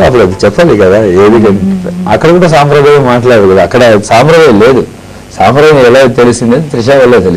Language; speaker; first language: Telugu; non-native, learner; Tamil